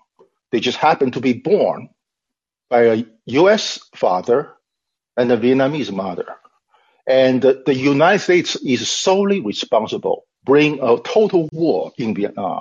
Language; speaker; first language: English; non-native, fluent; Chinese